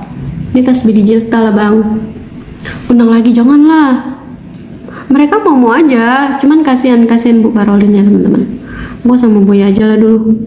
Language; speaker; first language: Indonesian; native; Indonesian